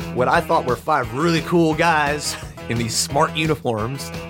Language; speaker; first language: English; native; English